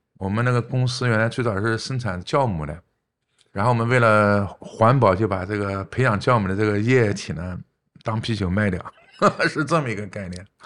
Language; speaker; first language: Chinese; native; Chinese